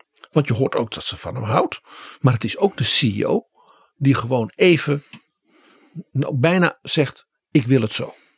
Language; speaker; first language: Dutch; native; Dutch